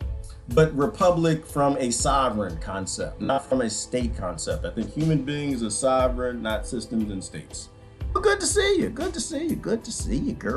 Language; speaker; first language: English; native; English